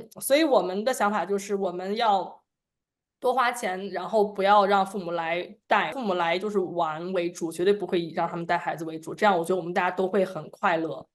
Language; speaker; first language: Chinese; native; Chinese